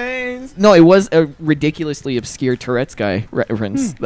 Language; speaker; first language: English; native; English